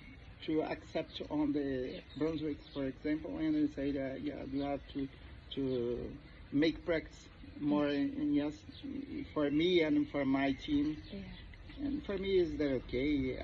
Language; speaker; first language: English; non-native, learner; Portuguese